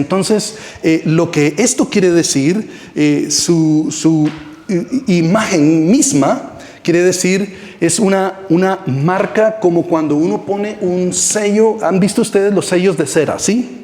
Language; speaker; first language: Spanish; native; Spanish